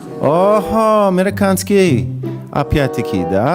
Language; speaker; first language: Russian; non-native, learner; English